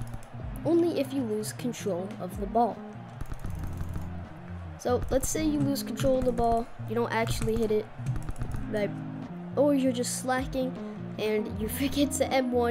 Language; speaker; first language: English; native; English